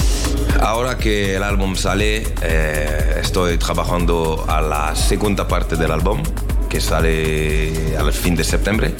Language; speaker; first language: Spanish; non-native, learner; French